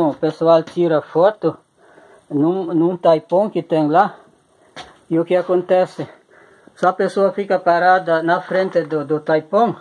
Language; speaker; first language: Portuguese; native; Portuguese